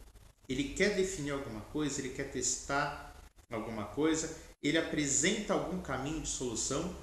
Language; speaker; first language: Portuguese; native; Portuguese